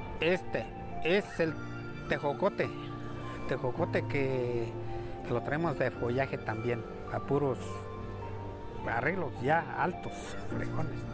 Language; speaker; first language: Spanish; native; Spanish